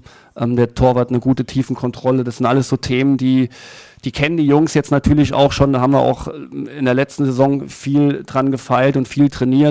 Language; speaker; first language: German; native; German